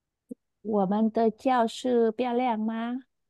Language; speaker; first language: Chinese; non-native, learner; Vietnamese